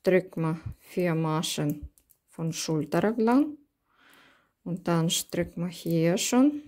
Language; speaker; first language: German; non-native, learner; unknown